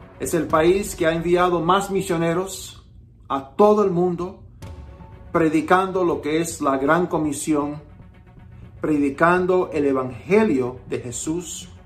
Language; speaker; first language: Spanish; early bilingual, heritage; Spanish